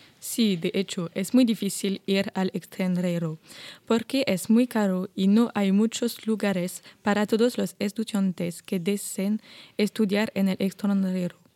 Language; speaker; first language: Spanish; non-native, learner; French